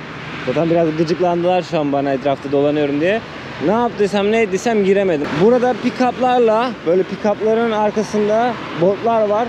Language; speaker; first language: Turkish; native; Turkish